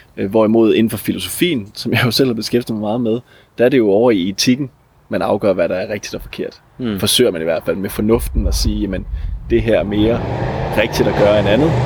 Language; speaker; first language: Danish; native; Danish